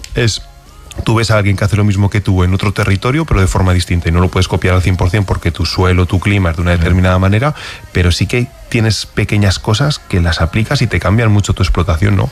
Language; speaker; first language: Spanish; native; Spanish